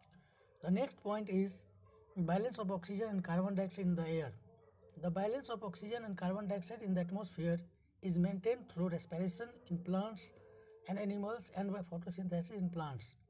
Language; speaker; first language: English; non-native, local second language; Hindi